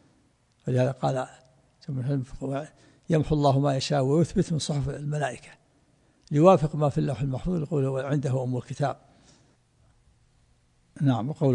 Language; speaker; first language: Arabic; native; Arabic